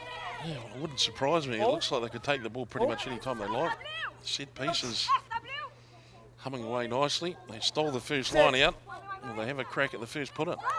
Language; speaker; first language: English; native; English